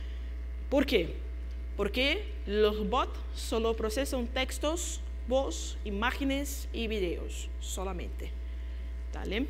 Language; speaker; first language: Spanish; non-native, fluent; Portuguese